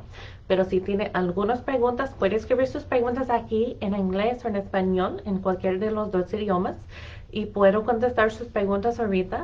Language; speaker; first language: Spanish; non-native, fluent; English